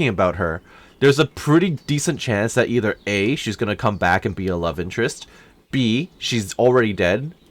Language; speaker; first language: English; native; English